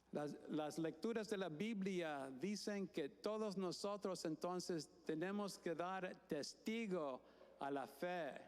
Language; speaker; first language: Spanish; non-native, fluent; English